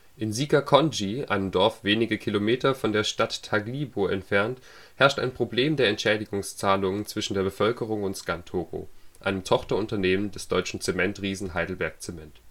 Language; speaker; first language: German; native; German